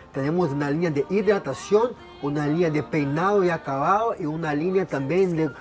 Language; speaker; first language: Spanish; non-native, fluent; Portuguese